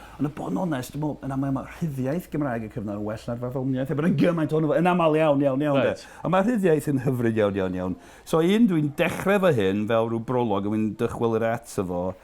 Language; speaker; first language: Welsh; non-native, fluent; English